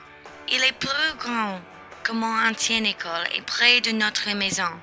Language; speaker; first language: French; non-native, learner; English